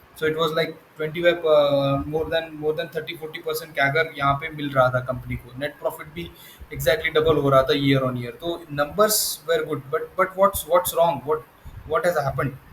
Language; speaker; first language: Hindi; non-native, local second language; Marathi